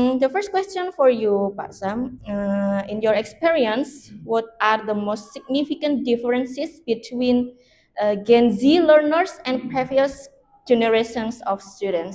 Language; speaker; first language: English; non-native, learner; Indonesian